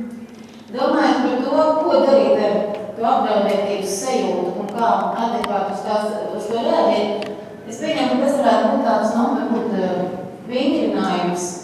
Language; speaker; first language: Latvian; native; Latvian